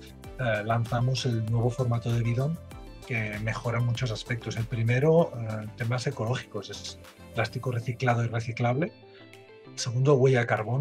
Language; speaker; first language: Spanish; native; Spanish